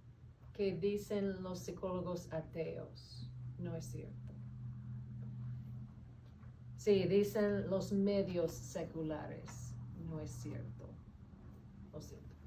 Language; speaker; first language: Spanish; non-native, fluent; English